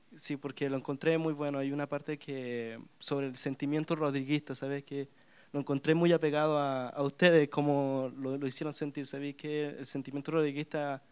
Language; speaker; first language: Portuguese; non-native, learner; Spanish